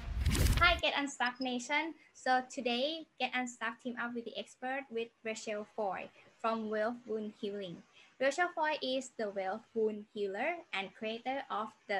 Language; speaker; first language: English; non-native, learner; Thai